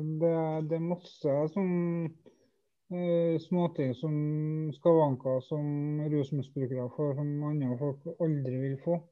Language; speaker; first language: Norwegian; native; Norwegian